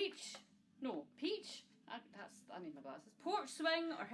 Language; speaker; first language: English; native; English